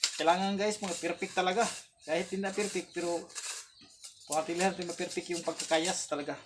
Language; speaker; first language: Filipino; non-native, local second language; Cebuano